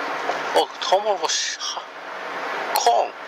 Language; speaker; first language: English; non-native, learner; Japanese